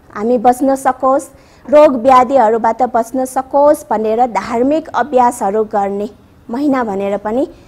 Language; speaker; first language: Nepali; non-native, local second language; Newari